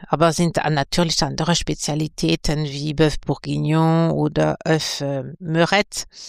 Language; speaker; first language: German; non-native, fluent; French